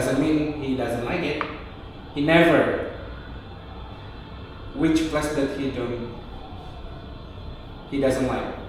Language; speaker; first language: English; non-native, local second language; Indonesian